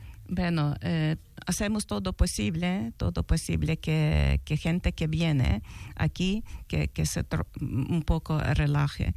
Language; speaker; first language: Spanish; non-native, learner; Ukrainian